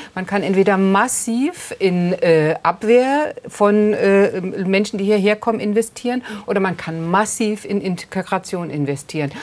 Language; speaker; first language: German; native; German